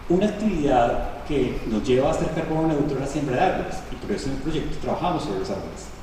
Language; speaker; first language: Spanish; native; Spanish